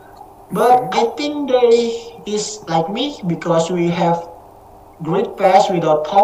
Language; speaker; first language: English; non-native, learner; Indonesian